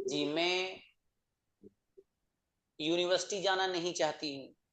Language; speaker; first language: Hindi; native; Hindi